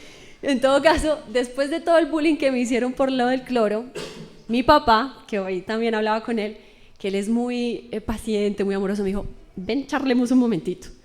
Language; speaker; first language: Spanish; native; Spanish